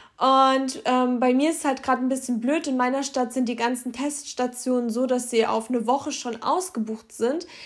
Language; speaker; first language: German; early bilingual, other home language; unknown